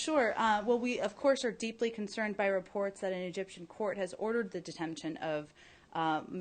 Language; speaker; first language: English; native; English